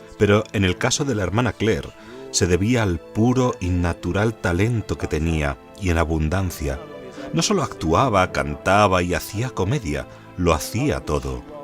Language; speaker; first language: Spanish; non-native, fluent; English